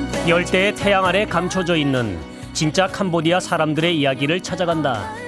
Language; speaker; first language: Korean; native; Korean